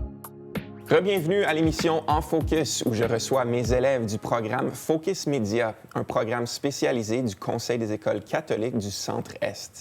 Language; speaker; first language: French; native; French